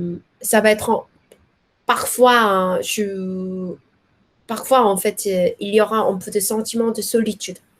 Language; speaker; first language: French; non-native, learner; Korean